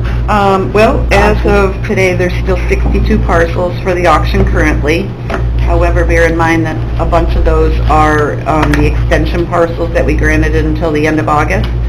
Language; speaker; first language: English; native; English